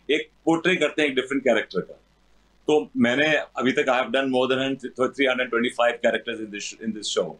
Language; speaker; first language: Hindi; native; Hindi